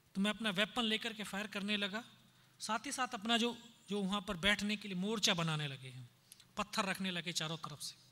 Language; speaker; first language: Hindi; native; Hindi